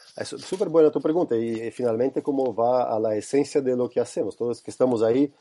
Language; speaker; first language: Spanish; non-native, fluent; Portuguese